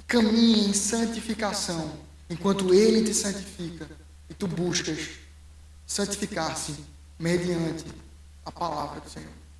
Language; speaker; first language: Portuguese; native; Portuguese